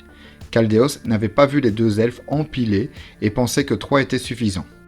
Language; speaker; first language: French; native; French